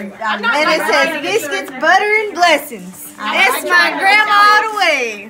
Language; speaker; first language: English; native; English